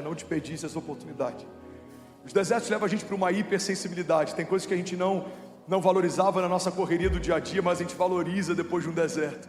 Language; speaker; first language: Portuguese; native; Portuguese